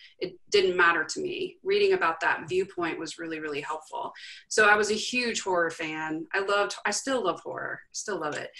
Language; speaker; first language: English; native; English